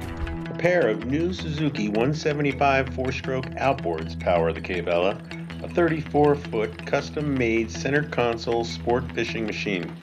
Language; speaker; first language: English; native; English